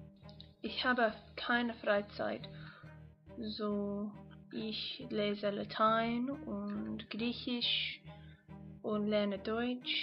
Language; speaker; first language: German; non-native, learner; English